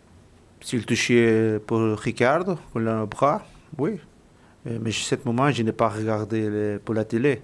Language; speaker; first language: French; non-native, learner; Portuguese